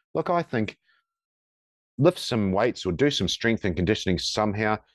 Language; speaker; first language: English; native; English